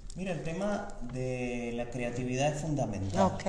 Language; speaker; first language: Spanish; native; Spanish